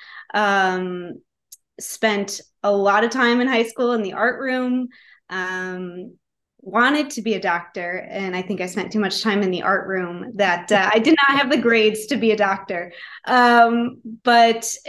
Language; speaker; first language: English; native; English